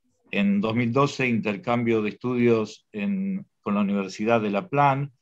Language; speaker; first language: Spanish; native; Spanish